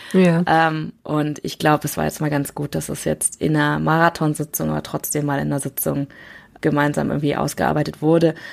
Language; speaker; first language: German; early bilingual, other home language; Korean